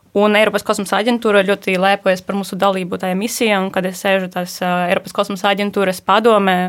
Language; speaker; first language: Latvian; non-native, fluent; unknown